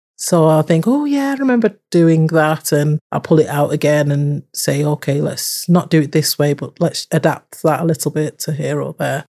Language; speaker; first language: English; early bilingual, other home language; Yoruba